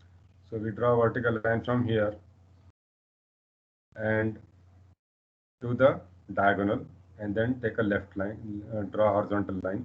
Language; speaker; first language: English; non-native, local second language; Hindi